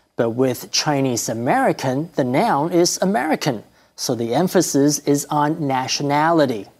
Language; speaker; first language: English; native; English